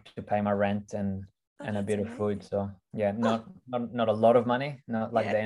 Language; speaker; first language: English; early bilingual, other home language; Russian